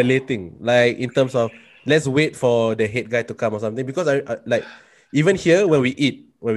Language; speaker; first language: English; non-native, local second language; Malay